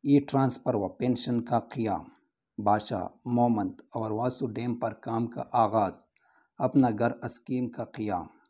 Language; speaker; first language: Urdu; non-native, local second language; Pashto